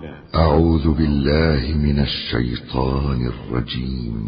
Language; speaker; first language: Arabic; non-native, learner; Indonesian